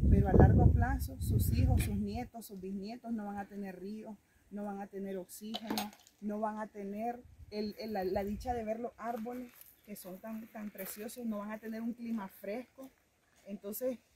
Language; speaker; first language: Spanish; native; Spanish